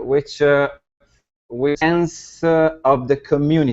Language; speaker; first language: English; non-native, learner; Italian